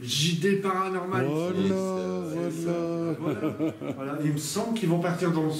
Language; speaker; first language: French; native; French